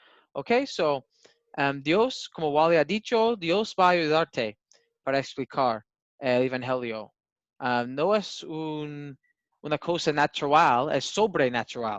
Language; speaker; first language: Spanish; non-native, learner; English